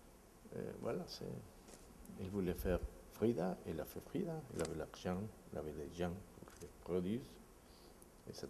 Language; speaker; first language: French; non-native, fluent; Spanish